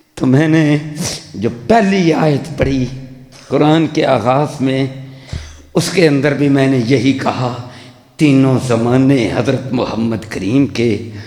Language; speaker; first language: Urdu; non-native, local second language; Punjabi